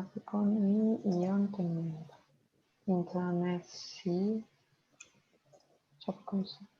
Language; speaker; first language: Korean; non-native, learner; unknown